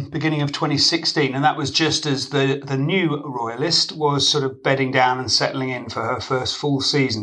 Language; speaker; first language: English; native; English